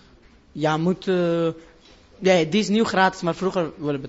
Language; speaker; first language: Dutch; non-native, learner; Persian